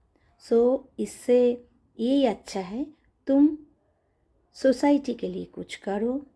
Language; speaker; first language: Hindi; non-native, local second language; Bangla